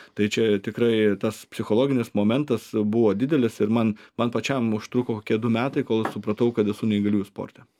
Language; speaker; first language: Lithuanian; native; Lithuanian